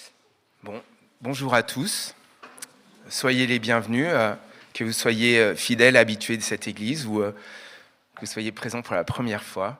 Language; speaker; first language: French; native; French